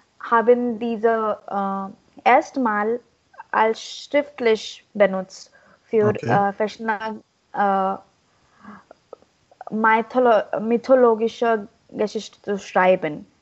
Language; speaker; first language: German; non-native, learner; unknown